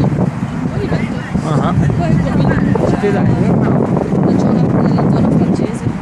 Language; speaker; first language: Italian; non-native, learner; Chinese